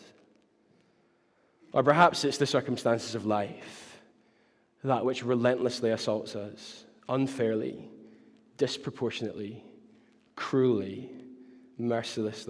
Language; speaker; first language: English; native; English